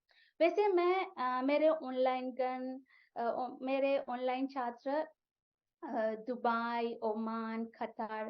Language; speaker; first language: Hindi; non-native, fluent; Sinhala